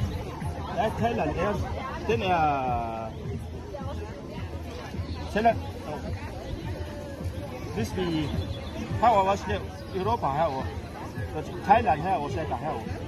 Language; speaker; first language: Danish; non-native, learner; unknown